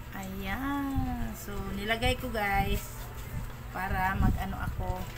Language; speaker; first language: Filipino; non-native, local second language; Cebuano